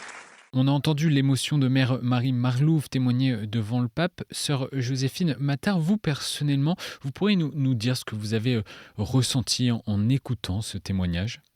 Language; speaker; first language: French; native; French